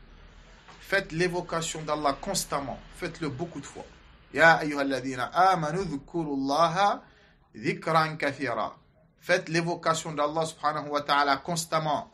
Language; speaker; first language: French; native; French